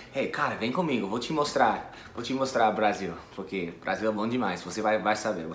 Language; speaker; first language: Portuguese; non-native, fluent; English